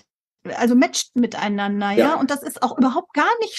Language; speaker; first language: German; native; German